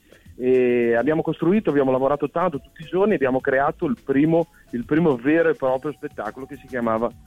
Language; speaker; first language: Italian; native; Italian